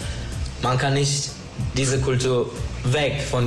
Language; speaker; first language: German; non-native, learner; Turkish